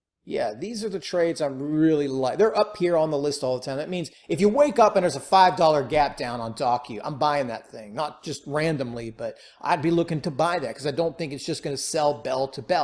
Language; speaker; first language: English; native; English